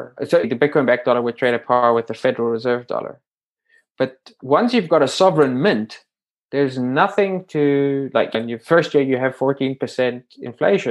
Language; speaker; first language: English; native; English